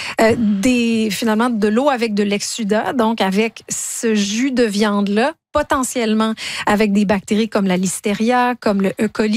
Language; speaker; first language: French; native; French